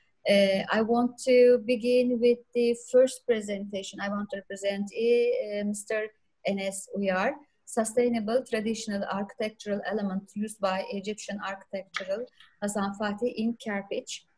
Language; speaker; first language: English; non-native, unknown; Turkish